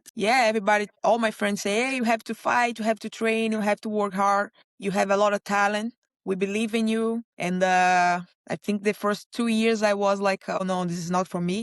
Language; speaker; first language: English; non-native, learner; Portuguese